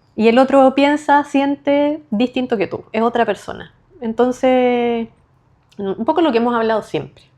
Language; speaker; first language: Spanish; native; Spanish